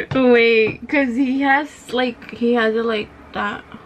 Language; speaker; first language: English; early bilingual, other home language; Spanish